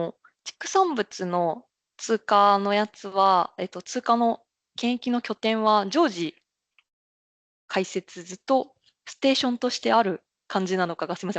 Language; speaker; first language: Japanese; native; Japanese